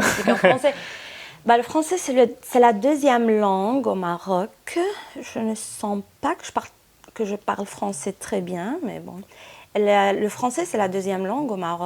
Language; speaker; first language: French; non-native, local second language; Arabic